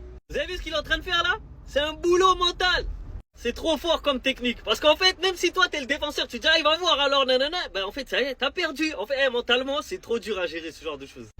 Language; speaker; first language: French; native; French